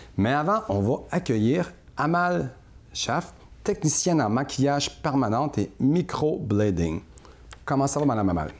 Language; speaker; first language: French; native; French